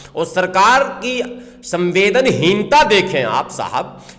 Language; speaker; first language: Hindi; native; Hindi